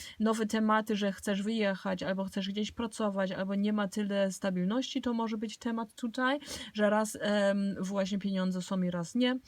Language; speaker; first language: Polish; early bilingual, heritage; Polish